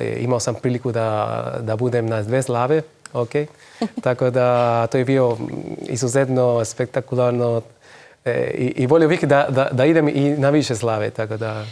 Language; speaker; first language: Serbian; non-native, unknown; Spanish